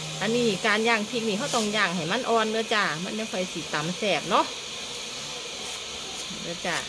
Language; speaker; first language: Thai; non-native, local second language; Northeastern Thai